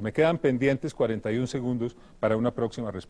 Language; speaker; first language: Spanish; native; Spanish